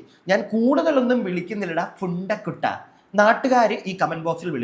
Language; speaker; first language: Malayalam; native; Malayalam